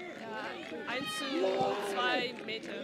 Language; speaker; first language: German; non-native, learner; Dutch